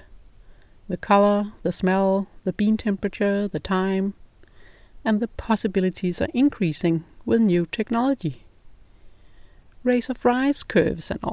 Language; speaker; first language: English; non-native, fluent; Danish